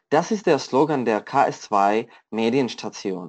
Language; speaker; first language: German; non-native, fluent; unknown